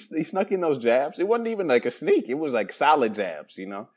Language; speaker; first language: English; native; English